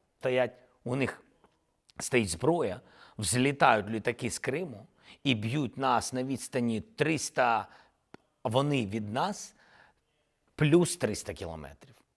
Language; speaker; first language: Ukrainian; non-native, local second language; Russian